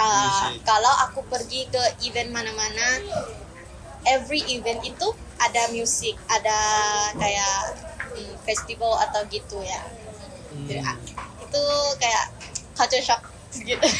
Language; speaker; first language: Indonesian; non-native, learner; Thai